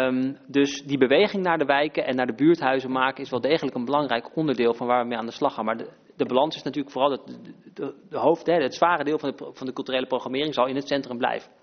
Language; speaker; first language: Dutch; native; Dutch